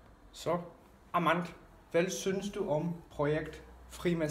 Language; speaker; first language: Danish; non-native, learner; Polish